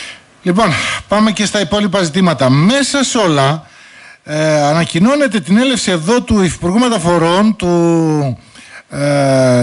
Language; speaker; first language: Greek; native; Greek